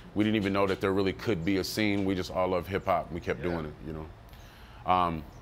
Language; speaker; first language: English; native; English